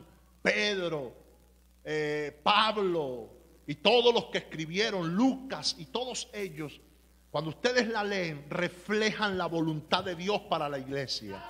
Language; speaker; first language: Spanish; native; Spanish